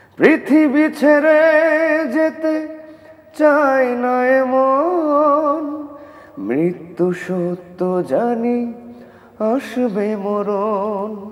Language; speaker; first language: Bangla; native; Bangla